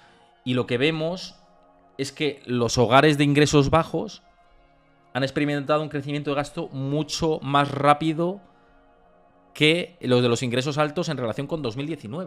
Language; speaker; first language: Spanish; native; Spanish